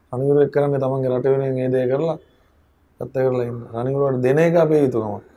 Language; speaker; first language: Sinhala; native; Sinhala